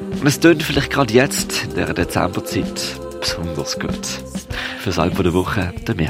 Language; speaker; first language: German; native; German